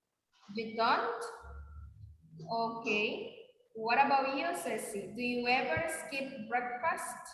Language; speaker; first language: English; non-native, learner; Spanish